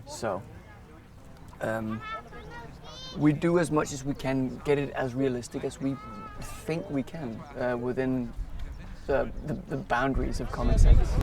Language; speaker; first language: English; non-native, fluent; Danish